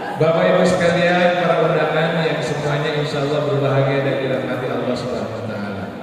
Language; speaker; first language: Indonesian; non-native, local second language; Madurese